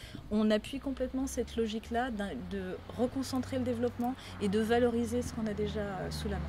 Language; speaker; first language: French; native; French